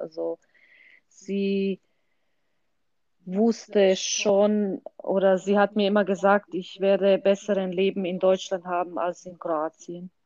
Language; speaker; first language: German; non-native, fluent; Croatian